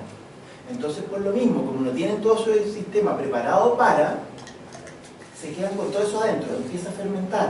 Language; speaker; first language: Spanish; native; Spanish